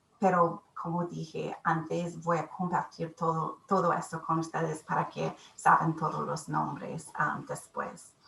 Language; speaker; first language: Spanish; non-native, learner; English